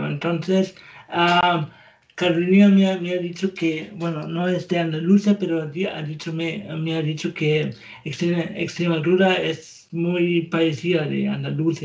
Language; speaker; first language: Spanish; non-native, learner; German